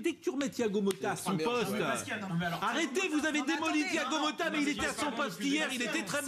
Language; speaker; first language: French; native; French